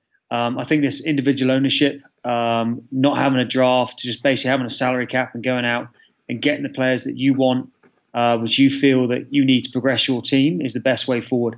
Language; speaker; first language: English; native; English